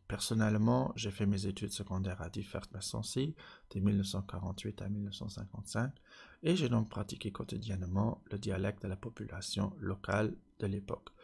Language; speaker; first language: French; non-native, local second language; Luxembourgish